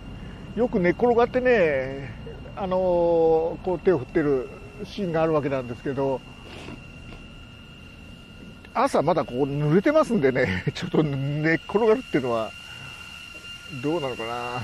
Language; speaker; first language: Japanese; native; Japanese